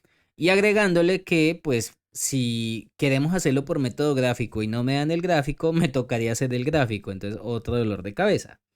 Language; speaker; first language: Spanish; native; Spanish